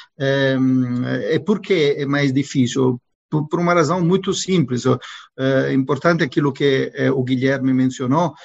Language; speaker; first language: Portuguese; non-native, fluent; Italian